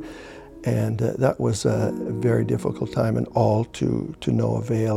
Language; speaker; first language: English; early bilingual, other home language; German